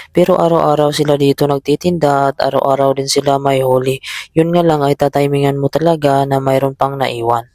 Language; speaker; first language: Filipino; native; Filipino